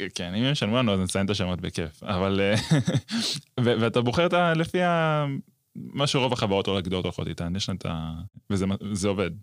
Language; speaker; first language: Hebrew; native; Hebrew